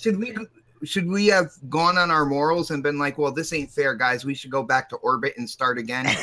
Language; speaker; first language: English; native; English